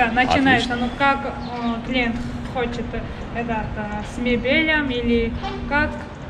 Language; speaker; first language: Russian; non-native, learner; Georgian